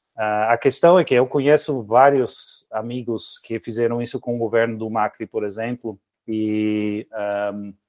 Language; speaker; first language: Portuguese; non-native, fluent; Dutch